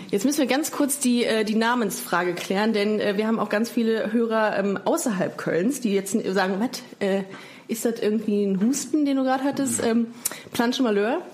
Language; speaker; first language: German; native; German